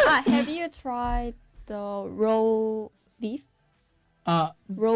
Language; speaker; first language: English; non-native, learner; Korean